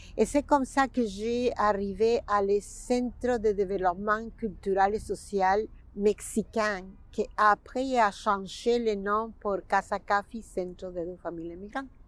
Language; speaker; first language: French; non-native, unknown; Spanish